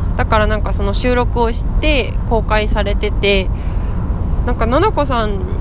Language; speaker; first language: Japanese; native; Japanese